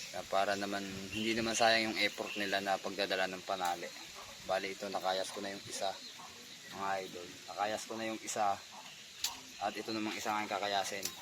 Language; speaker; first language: Filipino; native; Filipino